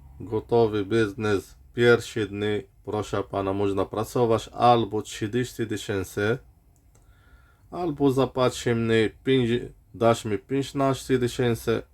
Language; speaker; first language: Polish; non-native, learner; Arabic